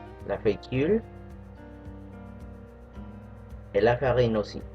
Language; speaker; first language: French; non-native, fluent; Spanish